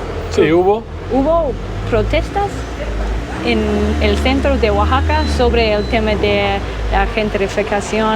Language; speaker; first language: Spanish; non-native, learner; English